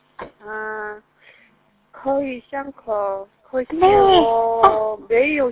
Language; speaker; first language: Chinese; non-native, learner; Korean